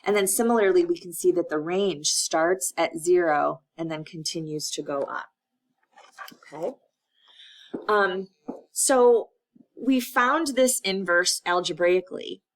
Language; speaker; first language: English; native; English